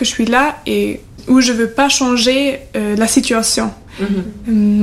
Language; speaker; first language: French; non-native, learner; German